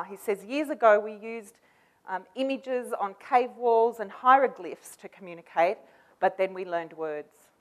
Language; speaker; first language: English; native; English